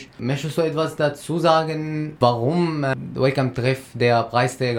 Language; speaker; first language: German; non-native, fluent; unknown